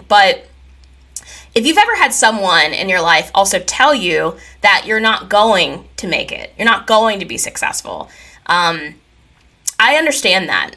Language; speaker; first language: English; native; English